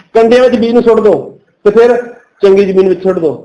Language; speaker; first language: Hindi; non-native, local second language; Punjabi